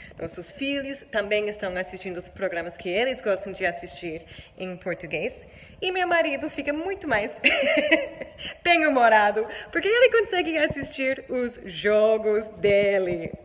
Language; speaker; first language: Portuguese; non-native, fluent; English